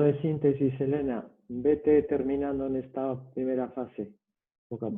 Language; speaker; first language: Spanish; native; Spanish